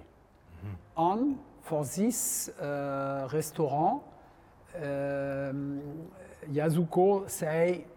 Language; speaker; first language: English; non-native, learner; French